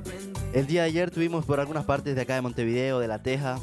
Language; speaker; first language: Spanish; native; Spanish